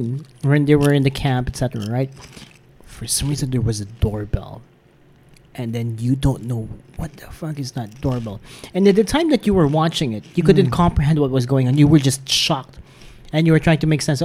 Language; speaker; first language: English; non-native, local second language; Filipino